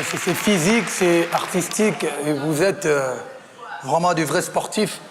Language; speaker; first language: French; non-native, local second language; Lingala